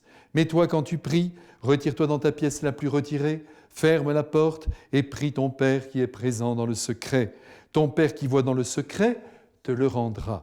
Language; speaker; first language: French; native; French